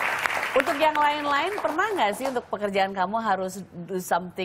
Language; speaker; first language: Indonesian; native; Indonesian